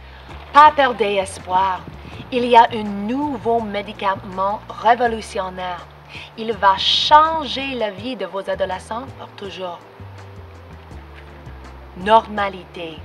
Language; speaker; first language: French; non-native, learner; English